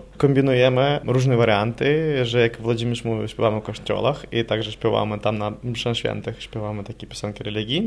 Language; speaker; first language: Polish; non-native, learner; Ukrainian